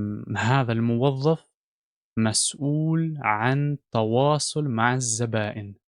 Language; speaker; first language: Arabic; non-native, fluent; Russian